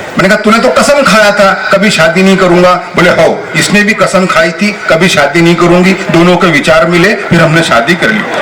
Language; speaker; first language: Hindi; non-native, local second language; Telugu